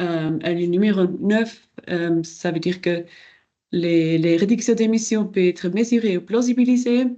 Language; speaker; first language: French; non-native, local second language; German